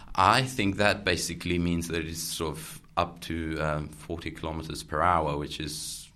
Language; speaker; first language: English; non-native, fluent; Catalan